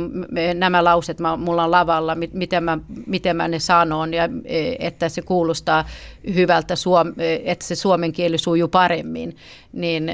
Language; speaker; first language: Finnish; early bilingual, heritage; Swedish